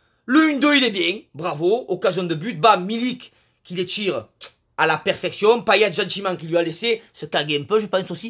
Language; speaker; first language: French; native; French